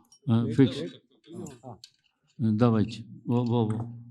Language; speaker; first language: Russian; non-native, learner; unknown